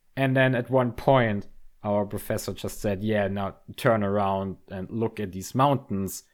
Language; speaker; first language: English; non-native, fluent; German